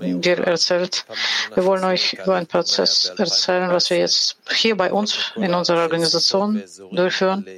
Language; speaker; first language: German; non-native, fluent; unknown